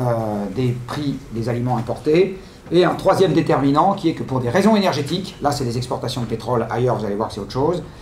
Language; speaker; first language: French; native; French